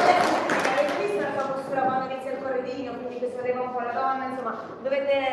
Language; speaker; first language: Italian; native; Italian